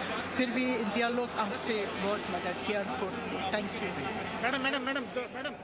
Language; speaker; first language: Hindi; non-native, learner; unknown